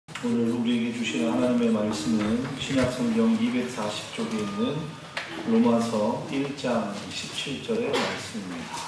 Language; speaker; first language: Korean; native; Korean